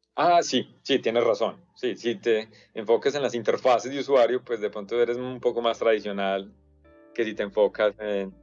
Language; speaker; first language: Spanish; native; Spanish